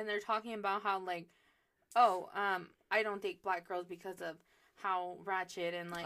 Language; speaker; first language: English; early bilingual, other home language; Spanish